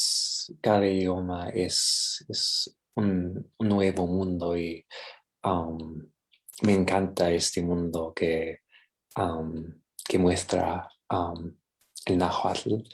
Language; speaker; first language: Spanish; non-native, fluent; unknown